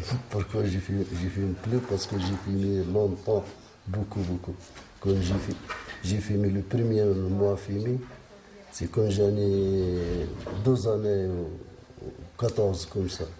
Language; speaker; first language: French; non-native, learner; Arabic